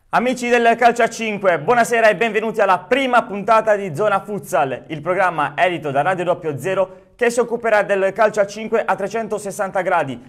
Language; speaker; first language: Italian; native; Italian